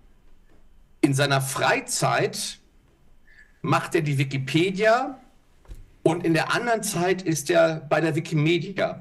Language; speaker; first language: German; native; German